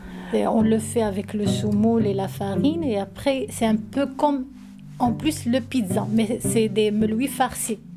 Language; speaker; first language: French; non-native, learner; Arabic